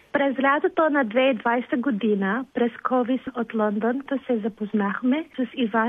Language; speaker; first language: Bulgarian; non-native, learner; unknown